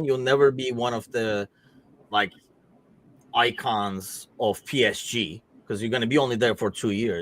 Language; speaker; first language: English; native; English